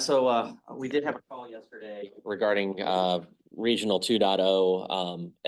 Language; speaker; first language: English; native; English